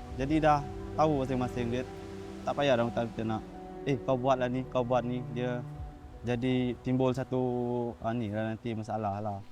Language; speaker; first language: Malay; non-native, local second language; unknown